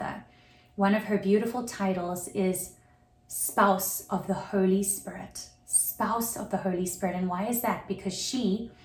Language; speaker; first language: English; native; English